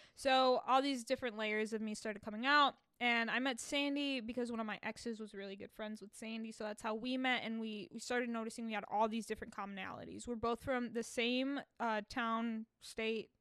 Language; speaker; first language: English; early bilingual, other home language; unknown